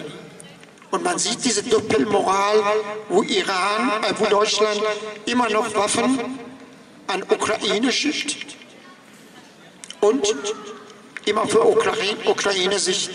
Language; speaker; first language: German; non-native, fluent; Persian